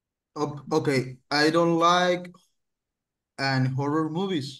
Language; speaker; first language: English; non-native, learner; Spanish